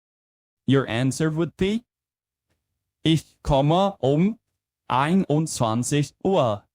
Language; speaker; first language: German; non-native, fluent; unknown